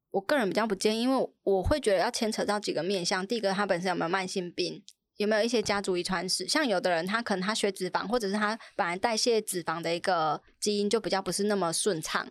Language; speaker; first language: Chinese; native; Chinese